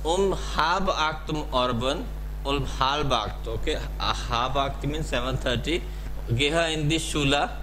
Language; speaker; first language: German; non-native, learner; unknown